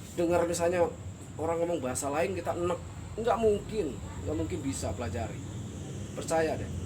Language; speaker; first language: Indonesian; non-native, local second language; Sundanese